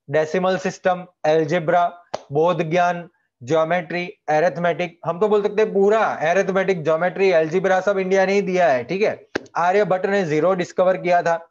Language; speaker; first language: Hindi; non-native, local second language; Gujarati